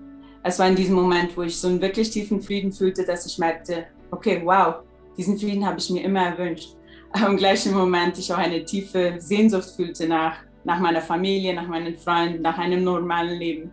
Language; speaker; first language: German; early bilingual, heritage; German